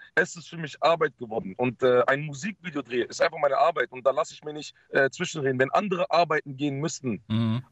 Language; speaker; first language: German; early bilingual, other home language; Dutch